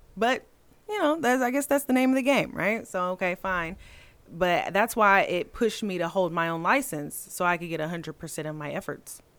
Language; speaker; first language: English; native; English